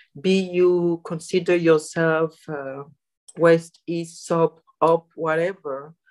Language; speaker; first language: English; non-native, fluent; Arabic